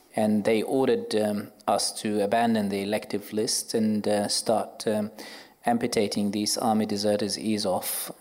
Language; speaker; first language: English; non-native, fluent; Arabic